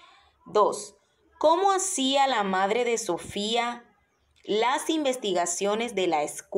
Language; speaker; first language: Spanish; non-native, fluent; Portuguese